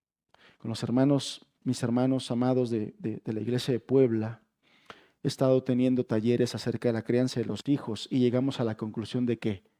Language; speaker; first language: Spanish; native; Spanish